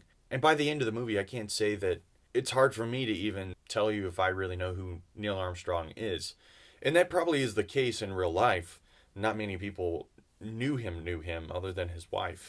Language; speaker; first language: English; native; English